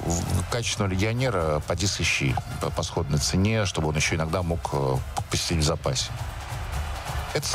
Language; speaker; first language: Russian; native; Russian